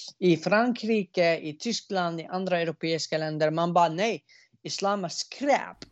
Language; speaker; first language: Swedish; early bilingual, other home language; Arabic